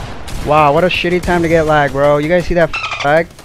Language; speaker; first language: English; native; English